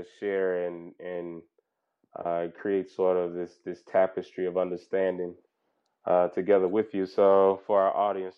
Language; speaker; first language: English; native; English